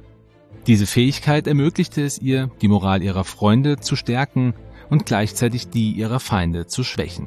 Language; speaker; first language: German; native; German